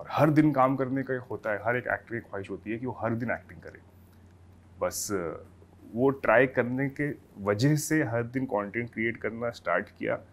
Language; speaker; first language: Hindi; native; Hindi